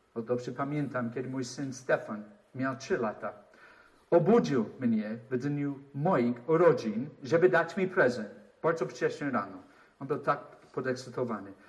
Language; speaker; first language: Polish; non-native, fluent; English